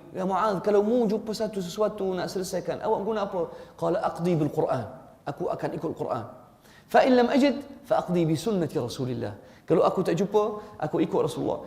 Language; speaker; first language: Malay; non-native, fluent; Arabic